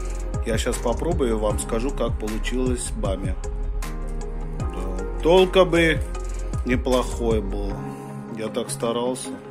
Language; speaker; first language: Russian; non-native, fluent; Hindi